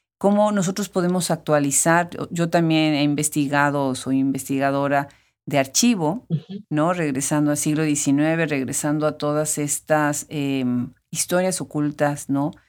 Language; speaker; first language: Spanish; native; Spanish